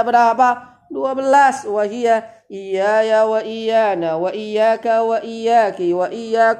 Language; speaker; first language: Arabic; non-native, fluent; Indonesian